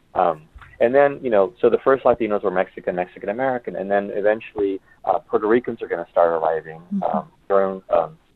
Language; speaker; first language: English; early bilingual, other home language; Spanish